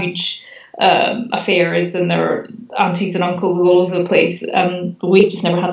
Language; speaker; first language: English; native; English